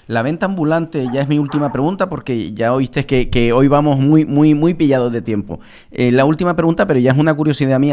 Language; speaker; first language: Spanish; native; Spanish